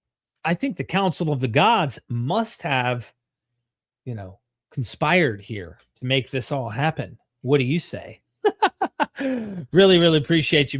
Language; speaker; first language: English; native; English